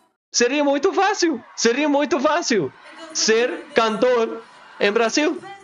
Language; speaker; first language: Portuguese; non-native, learner; English